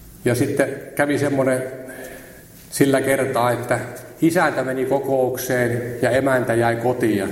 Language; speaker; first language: Finnish; native; Finnish